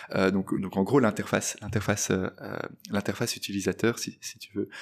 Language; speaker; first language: French; native; French